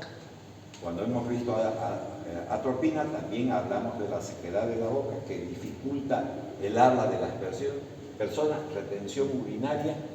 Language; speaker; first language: Spanish; native; Spanish